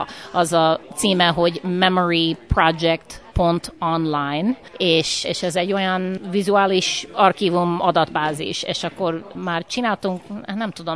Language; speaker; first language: Hungarian; early bilingual, heritage; English